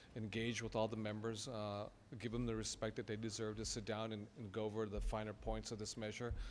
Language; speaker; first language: English; early bilingual, other home language; Spanish